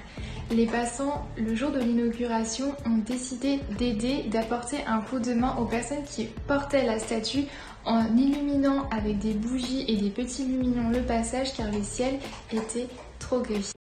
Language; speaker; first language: French; native; French